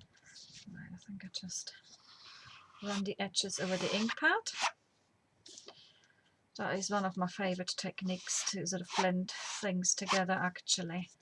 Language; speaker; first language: English; native; English